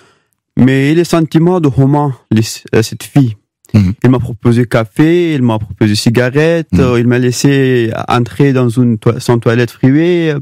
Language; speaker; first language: French; non-native, learner; Pashto